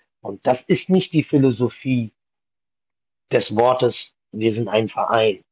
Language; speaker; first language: German; early bilingual, other home language; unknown